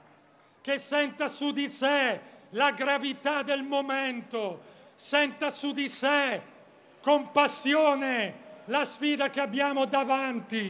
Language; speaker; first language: Italian; native; Italian